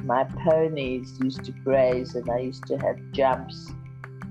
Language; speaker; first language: English; non-native, local second language; Zulu